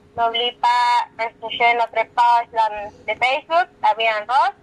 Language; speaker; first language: French; non-native, learner; Spanish